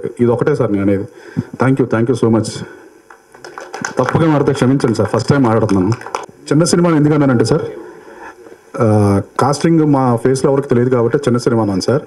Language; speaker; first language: Telugu; native; Telugu